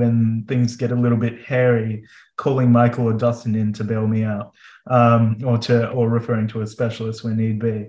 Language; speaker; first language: English; native; English